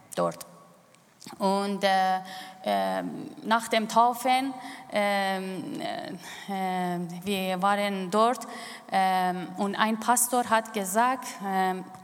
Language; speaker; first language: German; non-native, fluent; Persian